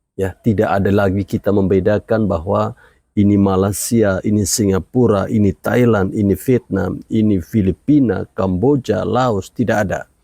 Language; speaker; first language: Indonesian; native; Indonesian